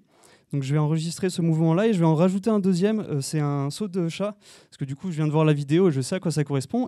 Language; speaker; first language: French; native; French